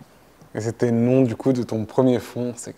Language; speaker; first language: French; native; French